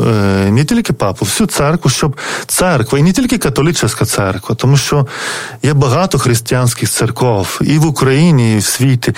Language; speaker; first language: Ukrainian; non-native, fluent; Lithuanian